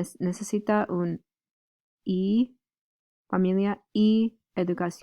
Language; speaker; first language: Spanish; non-native, fluent; English